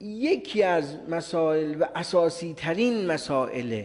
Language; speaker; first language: Persian; native; Persian